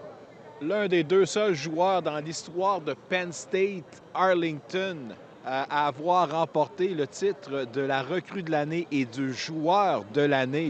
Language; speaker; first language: French; native; French